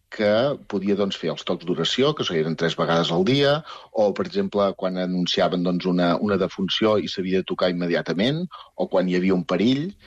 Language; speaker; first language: Catalan; native; Catalan